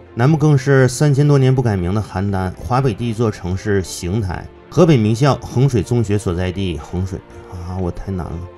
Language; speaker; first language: Chinese; native; Chinese